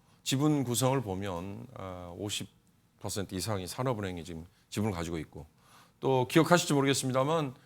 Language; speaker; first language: Korean; native; Korean